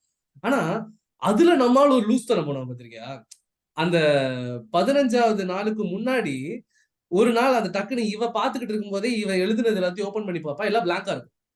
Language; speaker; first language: Tamil; native; Tamil